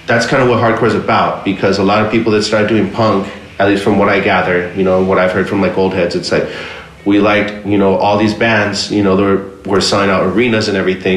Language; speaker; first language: English; native; English